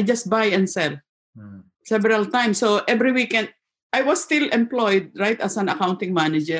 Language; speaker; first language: English; non-native, local second language; Filipino